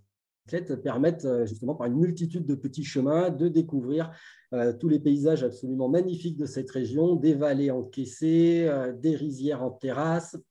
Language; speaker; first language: French; native; French